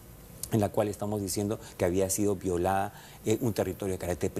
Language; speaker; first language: Spanish; native; Spanish